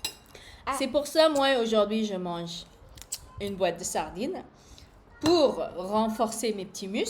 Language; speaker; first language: French; non-native, fluent; English